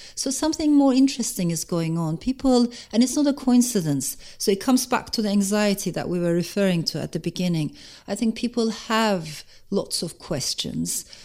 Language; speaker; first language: English; non-native, fluent; Turkish